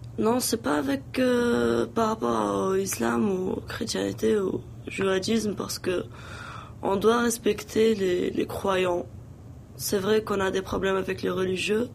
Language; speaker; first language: French; non-native, local second language; Arabic